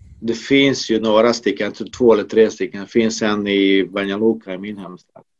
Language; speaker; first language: Swedish; non-native, fluent; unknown